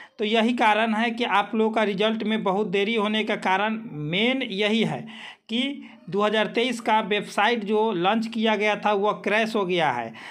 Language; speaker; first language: Hindi; native; Hindi